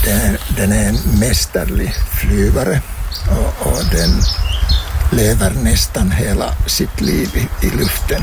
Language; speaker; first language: Swedish; non-native, fluent; Finnish